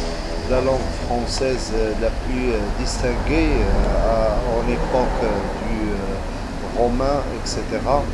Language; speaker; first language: French; non-native, local second language; Arabic